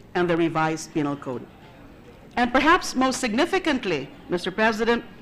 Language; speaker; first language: English; non-native, local second language; Filipino